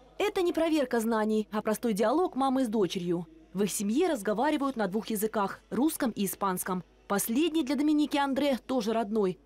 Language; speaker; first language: Russian; native; Russian